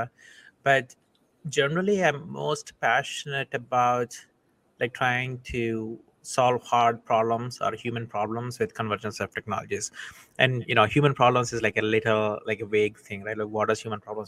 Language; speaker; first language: English; non-native, local second language; Telugu